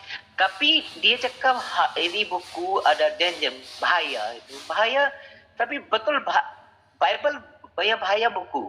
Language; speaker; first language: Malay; non-native, learner; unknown